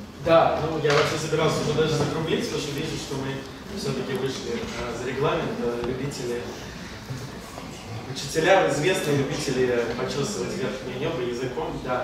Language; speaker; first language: Russian; native; Russian